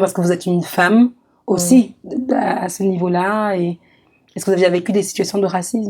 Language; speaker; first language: French; native; French